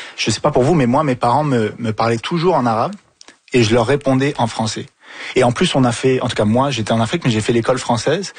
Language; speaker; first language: French; early bilingual, other home language; Arabic